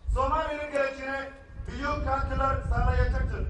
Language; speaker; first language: Turkish; non-native, fluent; Somali